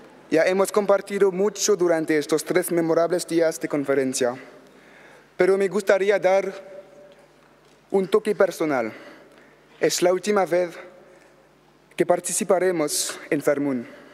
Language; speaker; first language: Spanish; non-native, fluent; English